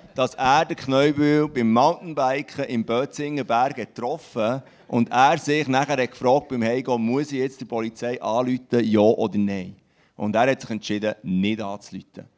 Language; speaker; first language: German; non-native, local second language; French